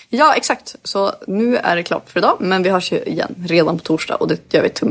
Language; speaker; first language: Swedish; native; Swedish